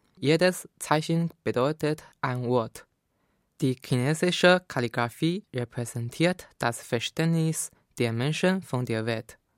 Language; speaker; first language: German; non-native, fluent; Chinese